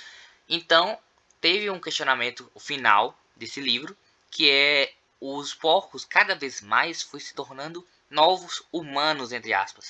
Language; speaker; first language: Portuguese; native; Portuguese